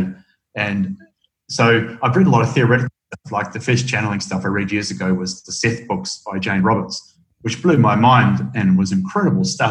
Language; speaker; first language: English; native; English